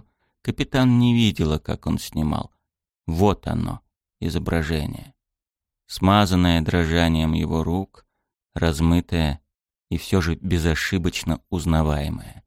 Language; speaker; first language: Russian; native; Russian